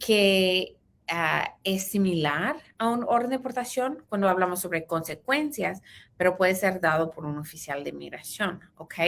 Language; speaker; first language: Spanish; early bilingual, heritage; Spanish